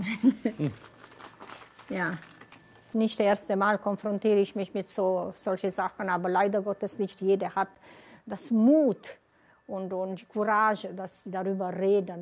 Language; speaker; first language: German; non-native, fluent; Romanian